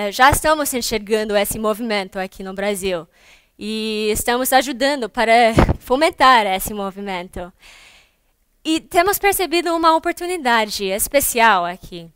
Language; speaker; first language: Portuguese; non-native, fluent; English